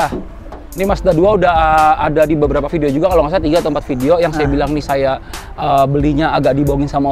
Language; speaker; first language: Indonesian; native; Indonesian